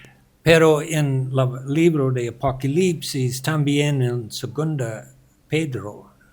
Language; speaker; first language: Spanish; non-native, learner; English